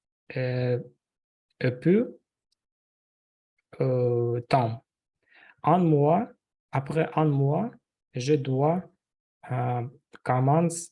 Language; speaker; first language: French; non-native, learner; Russian